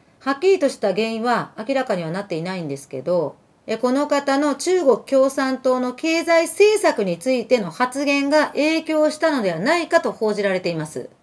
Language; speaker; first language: Japanese; early bilingual, other home language; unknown